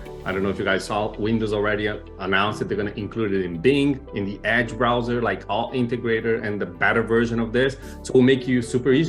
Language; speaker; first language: English; non-native, fluent; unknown